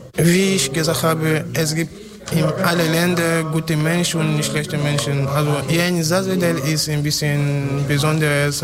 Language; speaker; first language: German; non-native, learner; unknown